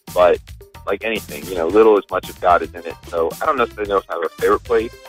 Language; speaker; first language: English; native; English